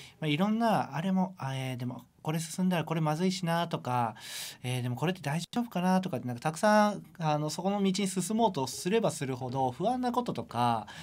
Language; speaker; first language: Japanese; native; Japanese